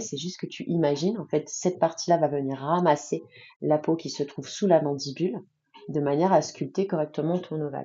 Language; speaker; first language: French; native; French